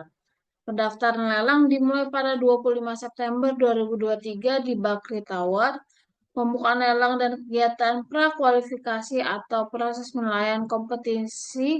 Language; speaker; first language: Indonesian; native; Indonesian